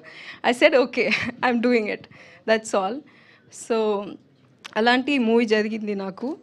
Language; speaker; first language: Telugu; non-native, local second language; Tamil